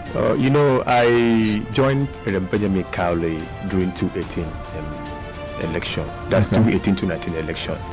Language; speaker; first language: English; non-native, local second language; Igbo